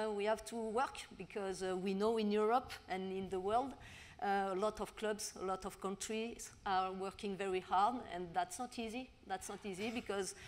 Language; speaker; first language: English; non-native, learner; French